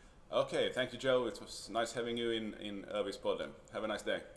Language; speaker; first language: English; non-native, fluent; Swedish